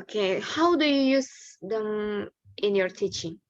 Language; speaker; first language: English; non-native, learner; Indonesian